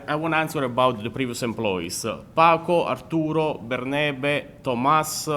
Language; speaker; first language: English; non-native, fluent; Italian